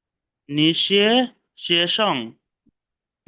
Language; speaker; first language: Chinese; non-native, learner; Bangla